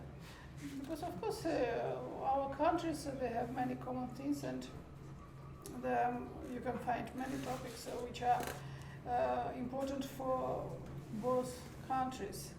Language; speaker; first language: English; non-native, learner; Armenian